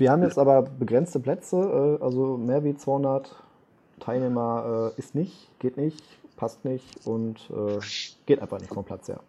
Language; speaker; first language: German; native; German